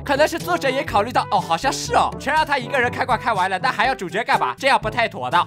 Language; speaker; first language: Chinese; native; Chinese